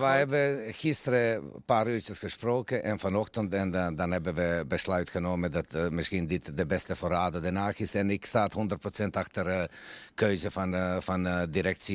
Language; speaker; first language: Dutch; non-native, fluent; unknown